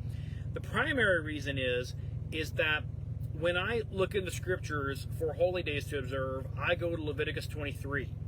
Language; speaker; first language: English; native; English